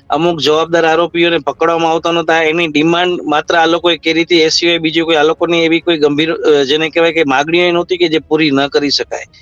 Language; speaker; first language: Gujarati; native; Gujarati